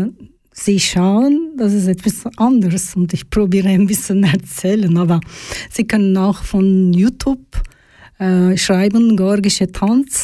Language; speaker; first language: German; non-native, learner; Georgian